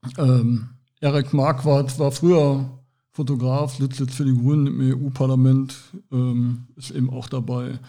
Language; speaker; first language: German; native; German